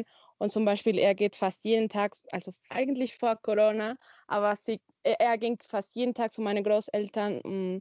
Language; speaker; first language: German; non-native, learner; Spanish